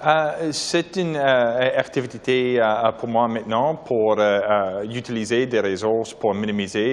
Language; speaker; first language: French; non-native, local second language; English